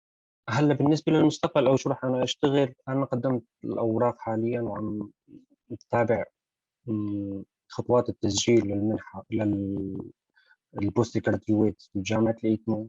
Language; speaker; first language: Arabic; native; Arabic